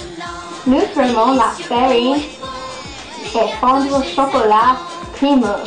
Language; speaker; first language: French; non-native, learner; English